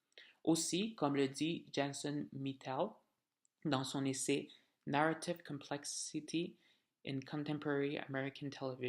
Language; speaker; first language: French; native; French